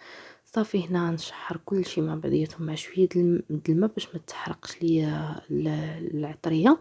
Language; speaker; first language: Arabic; native; Arabic